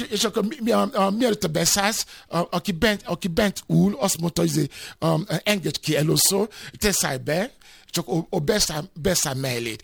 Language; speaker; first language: Hungarian; non-native, fluent; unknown